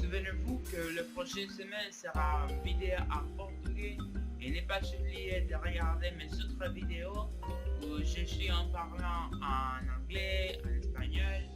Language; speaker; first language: French; non-native, learner; Spanish